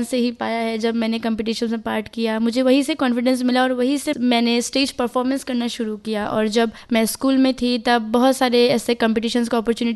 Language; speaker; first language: Hindi; non-native, local second language; Bangla